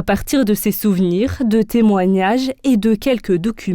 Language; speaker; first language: French; native; French